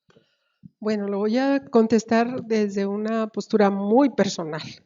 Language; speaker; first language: Spanish; native; Spanish